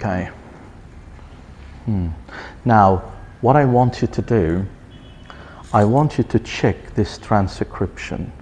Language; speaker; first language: English; non-native, fluent; Arabic